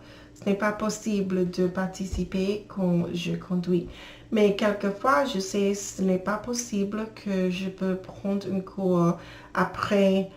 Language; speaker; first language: French; non-native, learner; English